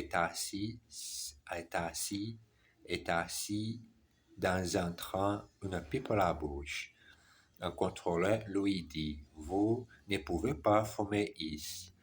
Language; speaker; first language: French; non-native, learner; German